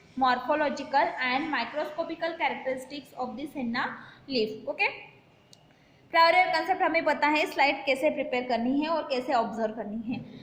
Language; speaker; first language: Hindi; non-native, local second language; Marathi